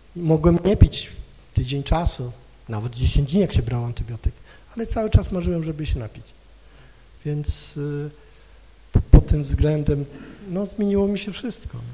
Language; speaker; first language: Polish; non-native, local second language; Kashubian